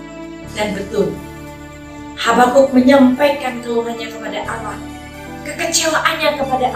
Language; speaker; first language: Indonesian; native; Indonesian